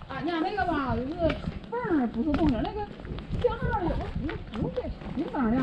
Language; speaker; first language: Chinese; native; Chinese